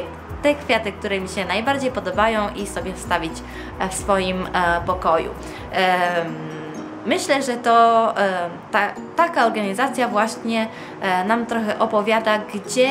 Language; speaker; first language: Polish; early bilingual, heritage; Polish